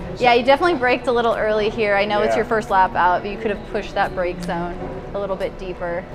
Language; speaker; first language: English; native; English